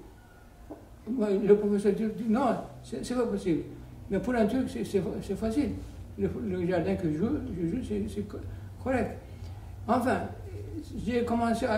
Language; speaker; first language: French; non-native, fluent; Turkish